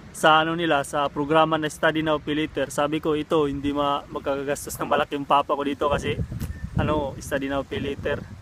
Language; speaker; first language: Filipino; non-native, local second language; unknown